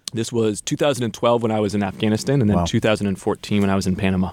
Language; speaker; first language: English; native; English